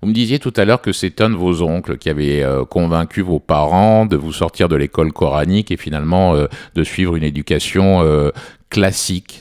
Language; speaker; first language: French; native; French